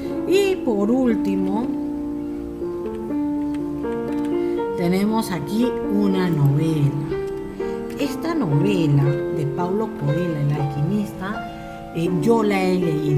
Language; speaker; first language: Spanish; native; Spanish